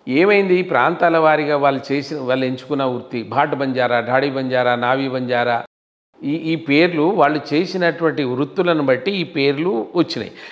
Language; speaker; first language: Telugu; non-native, local second language; Lambadi